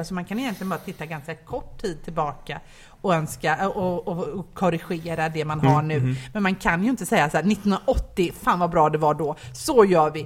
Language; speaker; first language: Swedish; native; Swedish